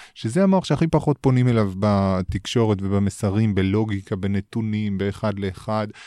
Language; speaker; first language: Hebrew; native; Hebrew